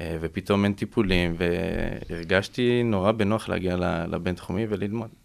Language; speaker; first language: Hebrew; native; Hebrew